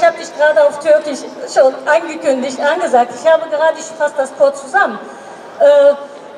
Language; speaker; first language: German; early bilingual, other home language; Turkish